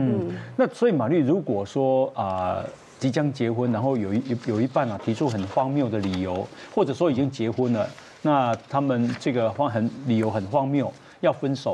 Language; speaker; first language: Chinese; native; Chinese